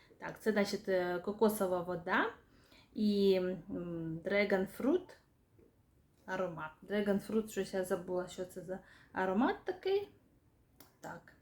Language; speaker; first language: Ukrainian; non-native, local second language; Russian